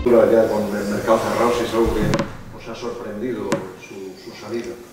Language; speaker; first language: Spanish; native; Spanish